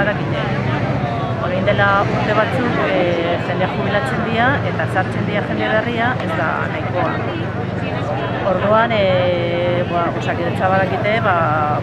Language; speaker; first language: Basque; non-native, local second language; Spanish